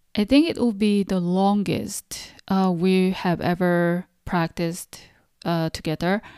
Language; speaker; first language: English; non-native, fluent; Korean